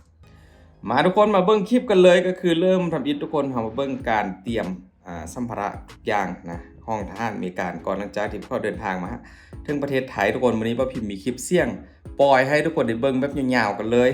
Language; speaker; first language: Thai; non-native, local second language; Lao